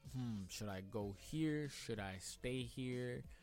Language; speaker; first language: English; native; English